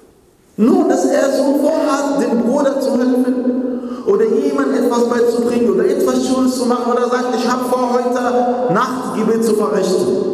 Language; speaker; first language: German; non-native, fluent; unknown